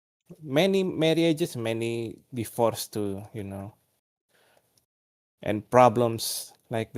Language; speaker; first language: English; non-native, learner; Indonesian